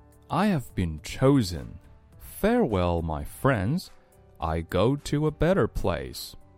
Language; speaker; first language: English; non-native, fluent; Chinese